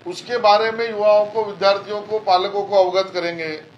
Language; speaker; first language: Hindi; non-native, local second language; Marathi